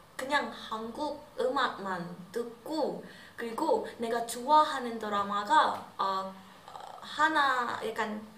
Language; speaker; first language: Korean; non-native, learner; Malay